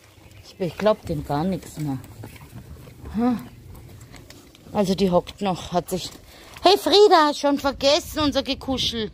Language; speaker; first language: German; native; German